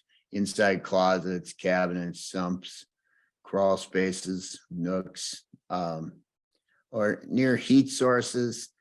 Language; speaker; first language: English; native; English